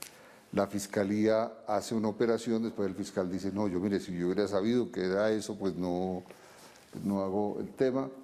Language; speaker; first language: Spanish; native; Spanish